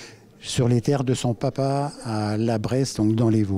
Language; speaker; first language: French; native; French